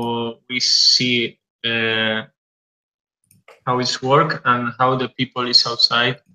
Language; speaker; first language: English; non-native, fluent; Spanish